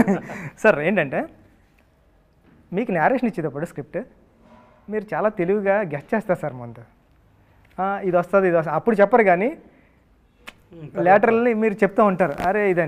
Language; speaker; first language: Telugu; native; Telugu